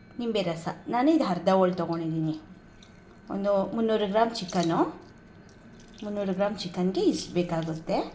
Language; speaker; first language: Kannada; native; Kannada